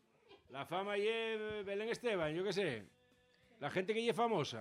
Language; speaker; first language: Spanish; native; Spanish